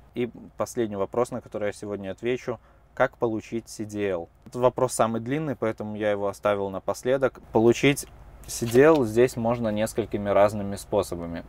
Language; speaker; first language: Russian; native; Russian